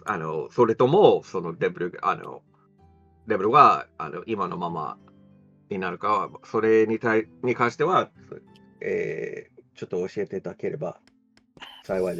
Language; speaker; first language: Japanese; non-native, fluent; English